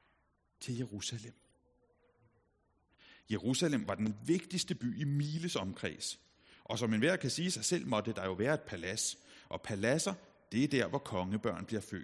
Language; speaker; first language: Danish; native; Danish